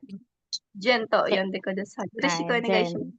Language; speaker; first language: Japanese; non-native, learner; Filipino